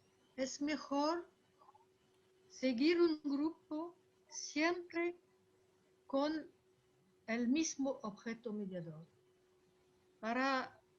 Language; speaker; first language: Spanish; non-native, fluent; French